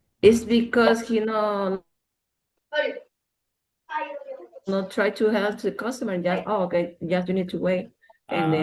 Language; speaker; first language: English; non-native, learner; Spanish